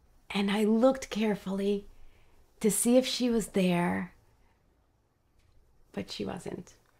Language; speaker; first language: English; native; English